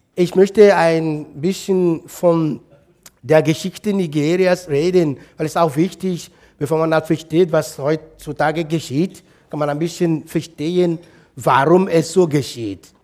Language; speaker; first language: German; non-native, fluent; Igbo